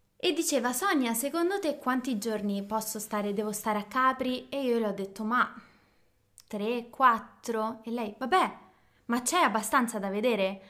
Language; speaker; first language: Italian; native; Italian